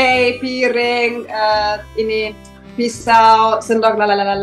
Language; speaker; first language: Indonesian; non-native, fluent; German